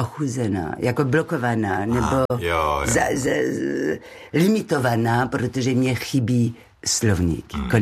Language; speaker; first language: Czech; non-native, fluent; French